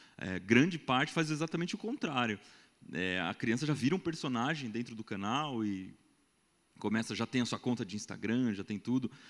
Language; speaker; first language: Portuguese; native; Portuguese